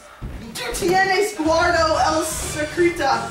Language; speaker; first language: Spanish; non-native, learner; English